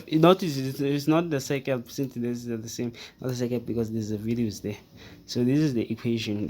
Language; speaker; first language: English; non-native, fluent; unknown